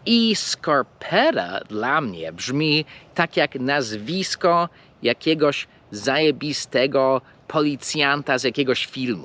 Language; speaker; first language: Polish; early bilingual, heritage; English